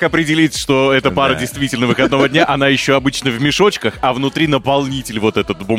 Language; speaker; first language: Russian; native; Russian